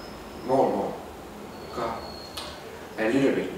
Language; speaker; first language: English; non-native, learner; Korean